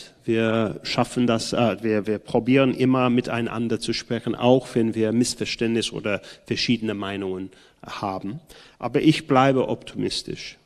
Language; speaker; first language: German; non-native, fluent; English